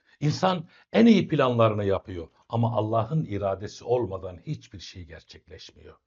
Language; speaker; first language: Turkish; native; Turkish